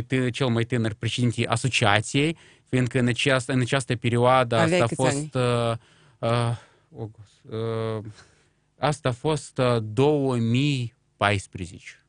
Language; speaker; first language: Romanian; non-native, local second language; Russian